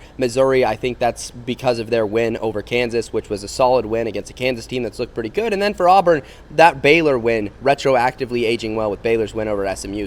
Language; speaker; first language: English; native; English